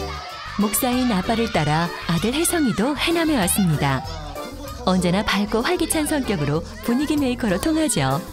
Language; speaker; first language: Korean; native; Korean